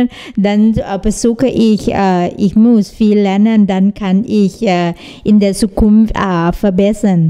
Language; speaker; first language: German; non-native, learner; Thai